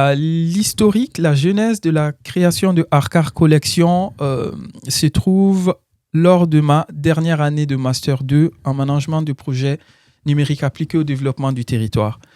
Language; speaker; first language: French; non-native, local second language; Bambara